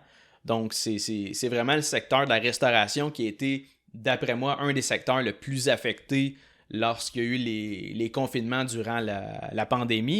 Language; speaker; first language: French; native; French